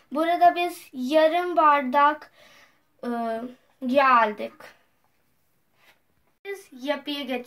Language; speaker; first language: Turkish; non-native, learner; Urdu